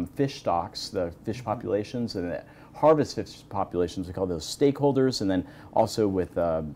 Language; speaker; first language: English; native; English